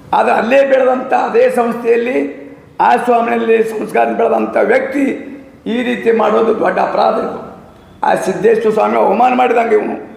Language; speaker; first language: Kannada; native; Kannada